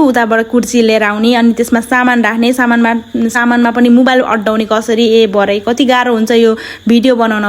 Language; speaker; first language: Nepali; non-native, local second language; Dangaura Tharu